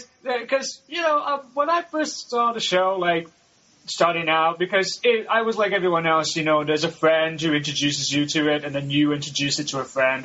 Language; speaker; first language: English; native; English